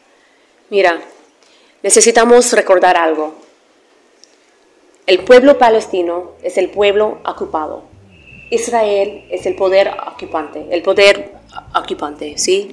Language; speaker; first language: Spanish; non-native, fluent; Arabic